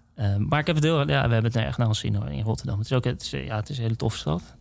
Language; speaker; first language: Dutch; native; Dutch